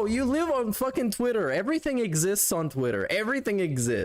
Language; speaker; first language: English; native; English